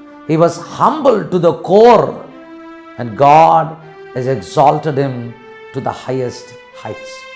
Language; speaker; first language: English; non-native, local second language; Telugu